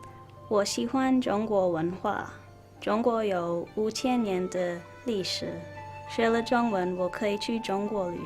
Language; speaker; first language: Chinese; non-native, learner; English